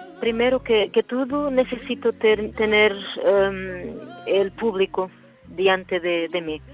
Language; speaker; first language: Spanish; non-native, learner; Portuguese